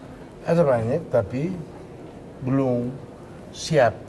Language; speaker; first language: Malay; non-native, fluent; Tetum